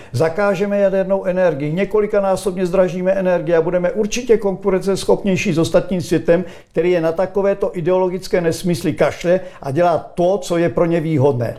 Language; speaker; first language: Czech; native; Czech